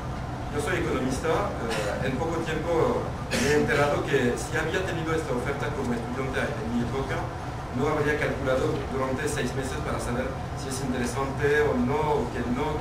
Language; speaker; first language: Spanish; non-native, fluent; French